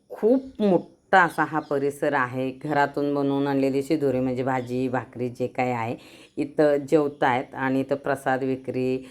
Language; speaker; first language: Marathi; non-native, local second language; Kannada